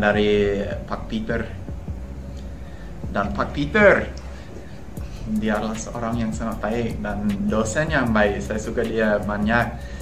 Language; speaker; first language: Indonesian; non-native, fluent; English